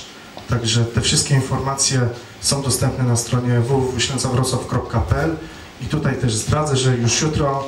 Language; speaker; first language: Polish; native; Polish